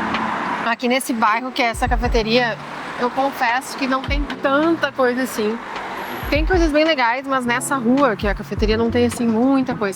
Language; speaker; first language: Portuguese; native; Portuguese